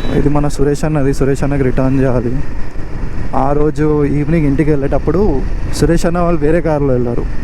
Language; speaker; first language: Telugu; non-native, local second language; Hindi